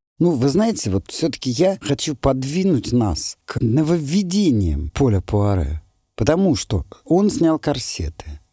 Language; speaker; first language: Russian; native; Russian